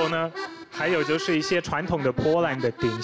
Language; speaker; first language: Chinese; non-native, fluent; Polish